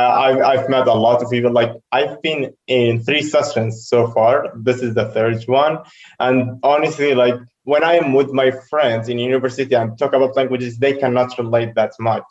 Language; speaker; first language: English; non-native, fluent; Arabic